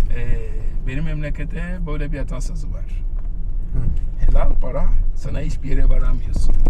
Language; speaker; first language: Turkish; non-native, fluent; Yoruba